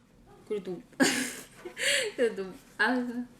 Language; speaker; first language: Korean; non-native, learner; Khmer